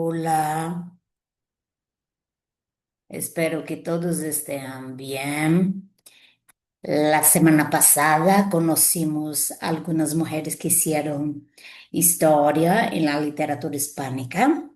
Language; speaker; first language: Spanish; non-native, fluent; Portuguese